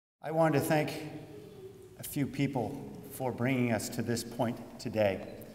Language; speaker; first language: English; native; English